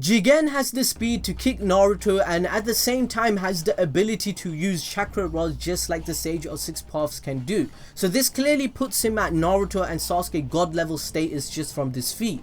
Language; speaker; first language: English; native; English